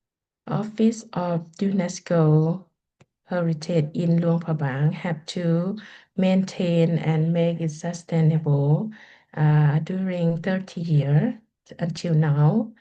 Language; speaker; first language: English; non-native, learner; Lao